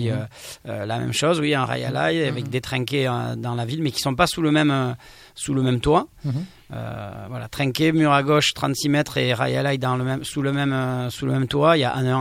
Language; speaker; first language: French; native; French